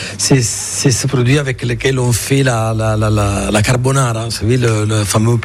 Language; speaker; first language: French; non-native, fluent; Italian